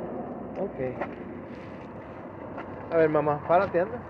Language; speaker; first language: Spanish; early bilingual, heritage; Spanish